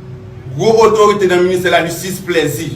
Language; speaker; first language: Haitian Creole; native; Haitian Creole